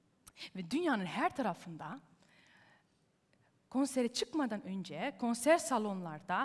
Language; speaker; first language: Turkish; early bilingual, heritage; Turkish